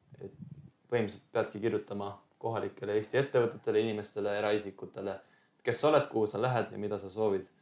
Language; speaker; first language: Estonian; non-native, fluent; German